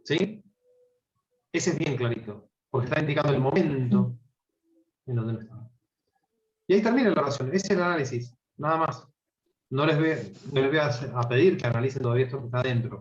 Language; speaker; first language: Spanish; native; Spanish